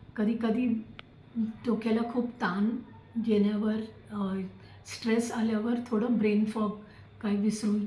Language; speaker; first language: Marathi; non-native, local second language; Tamil